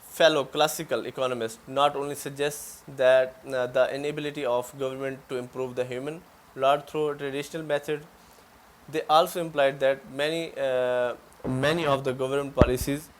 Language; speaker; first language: English; non-native, local second language; Urdu